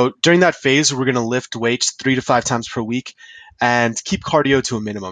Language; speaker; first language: English; native; English